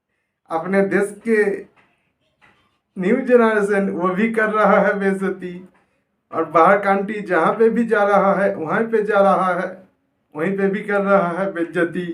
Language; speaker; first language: Hindi; non-native, local second language; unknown